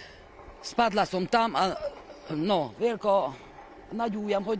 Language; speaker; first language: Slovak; non-native, local second language; Hungarian